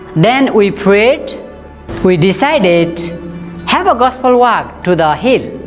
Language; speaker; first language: English; non-native, local second language; Nepali